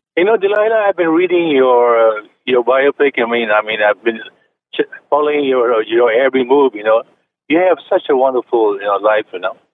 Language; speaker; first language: English; non-native, fluent; Chinese